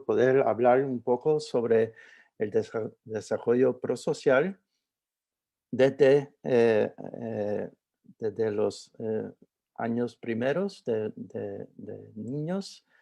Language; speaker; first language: Spanish; early bilingual, heritage; Spanish